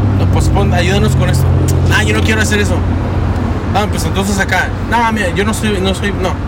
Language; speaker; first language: Spanish; early bilingual, heritage; Spanish